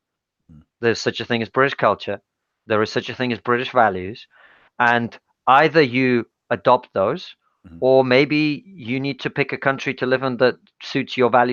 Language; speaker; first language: English; non-native, fluent; Russian